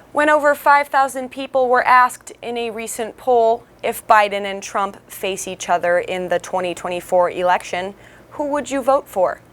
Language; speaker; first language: English; native; English